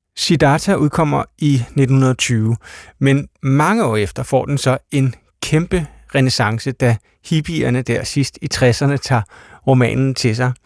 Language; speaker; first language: Danish; native; Danish